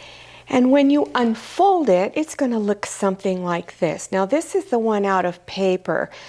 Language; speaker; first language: English; native; English